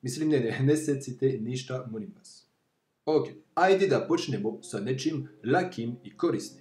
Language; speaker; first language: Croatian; non-native, fluent; French